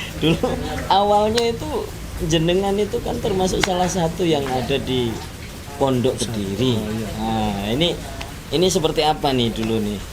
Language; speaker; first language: Indonesian; native; Indonesian